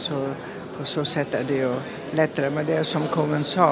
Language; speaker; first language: Swedish; non-native, fluent; German